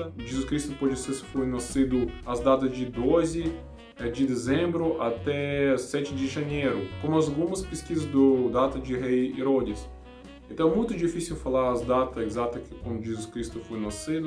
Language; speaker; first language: Portuguese; non-native, learner; Russian